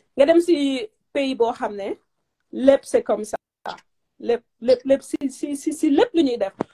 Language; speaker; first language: French; non-native, local second language; Wolof